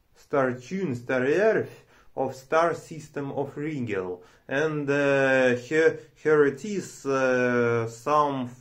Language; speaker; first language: English; non-native, learner; Romanian